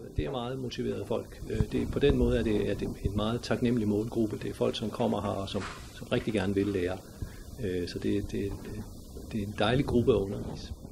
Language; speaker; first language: Danish; native; Danish